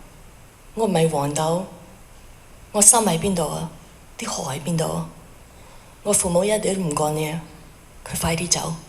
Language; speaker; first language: Cantonese; early bilingual, heritage; Cantonese